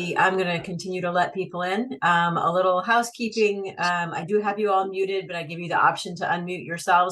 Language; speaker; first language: English; native; English